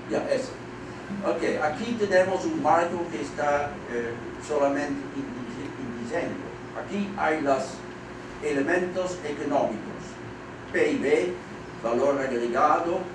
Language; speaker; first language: Spanish; non-native, fluent; Dutch